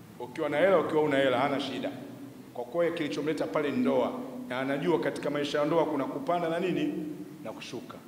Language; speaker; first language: Swahili; native; Swahili